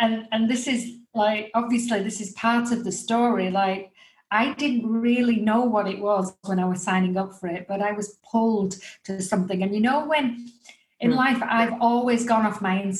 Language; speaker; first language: English; native; English